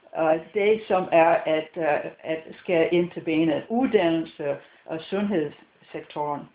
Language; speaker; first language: Danish; non-native, fluent; English